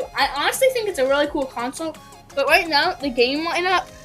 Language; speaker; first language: English; native; English